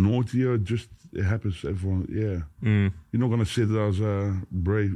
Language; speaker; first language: English; non-native, fluent; Dutch